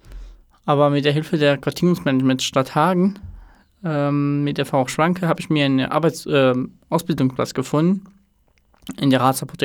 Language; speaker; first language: German; non-native, fluent; Romanian